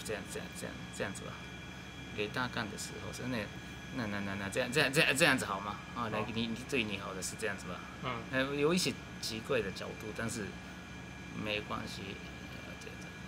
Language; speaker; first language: Chinese; non-native, learner; Japanese